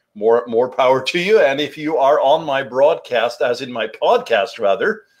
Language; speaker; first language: English; non-native, fluent; Norwegian